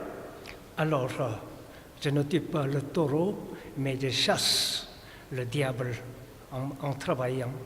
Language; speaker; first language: French; non-native, fluent; Korean